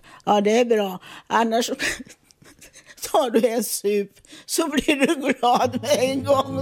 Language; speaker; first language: Swedish; non-native, fluent; Italian